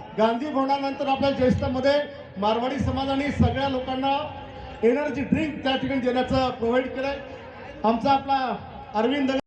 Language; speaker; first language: Marathi; native; Marathi